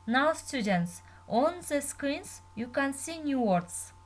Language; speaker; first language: English; non-native, learner; Kazakh